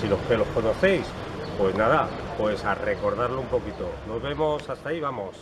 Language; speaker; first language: Spanish; native; Spanish